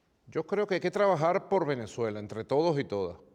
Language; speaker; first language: Spanish; native; Spanish